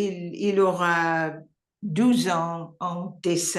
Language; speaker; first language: French; non-native, learner; English